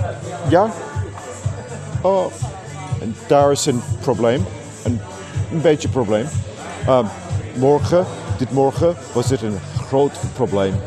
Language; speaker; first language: Dutch; non-native, learner; English